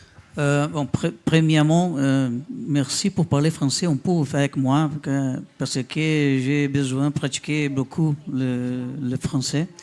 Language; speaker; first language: French; non-native, learner; Portuguese